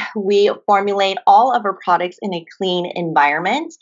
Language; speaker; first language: English; early bilingual, other home language; Japanese